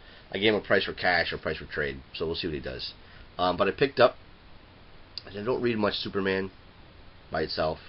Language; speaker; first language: English; native; English